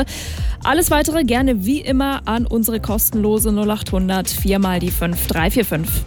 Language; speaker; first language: German; native; German